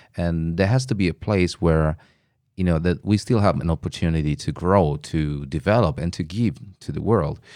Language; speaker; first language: English; non-native, fluent; Italian